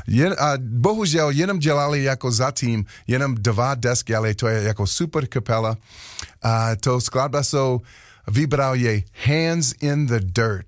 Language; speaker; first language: Slovak; non-native, learner; English